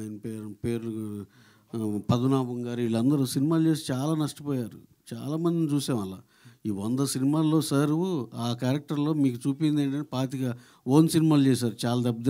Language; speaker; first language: Telugu; native; Telugu